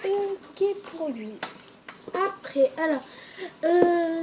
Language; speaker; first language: French; native; French